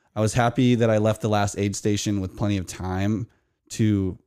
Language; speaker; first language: English; native; English